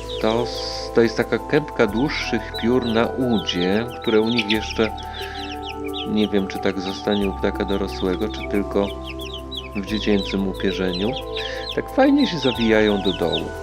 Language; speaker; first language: Polish; native; Polish